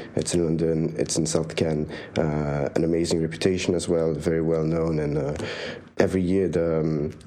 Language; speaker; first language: English; non-native, fluent; French